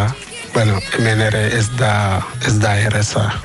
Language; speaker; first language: Basque; non-native, learner; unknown